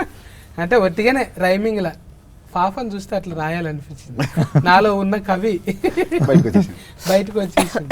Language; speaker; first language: Telugu; native; Telugu